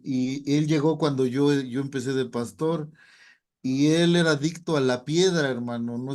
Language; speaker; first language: Spanish; native; Spanish